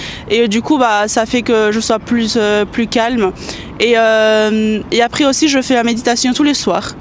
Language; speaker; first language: French; non-native, fluent; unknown